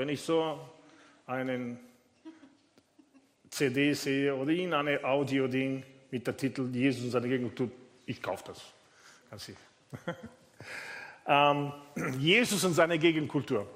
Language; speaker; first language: German; non-native, fluent; Italian